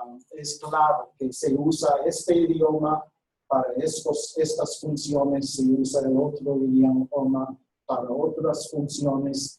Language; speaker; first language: Spanish; non-native, fluent; English